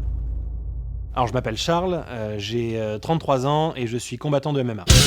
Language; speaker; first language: French; native; French